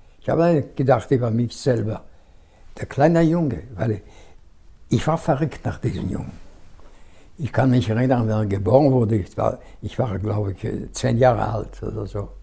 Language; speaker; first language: German; non-native, fluent; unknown